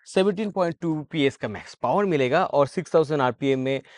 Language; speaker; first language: Hindi; non-native, local second language; Bangla